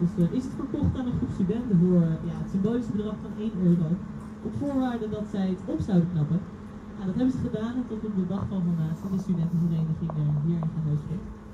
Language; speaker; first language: Dutch; native; Dutch